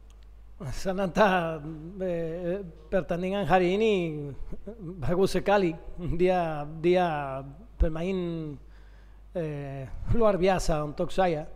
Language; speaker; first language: Indonesian; non-native, learner; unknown